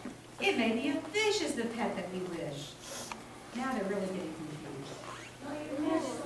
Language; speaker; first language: English; native; English